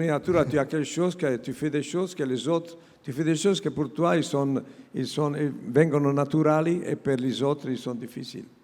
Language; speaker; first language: French; non-native, learner; Italian